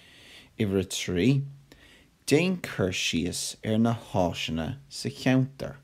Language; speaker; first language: Irish; non-native, local second language; English